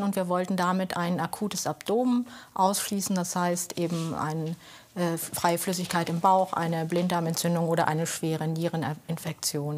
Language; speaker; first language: German; native; German